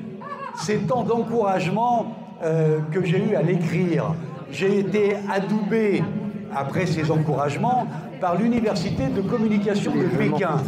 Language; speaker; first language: French; native; French